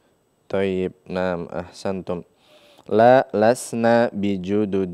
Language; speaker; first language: Arabic; non-native, fluent; Indonesian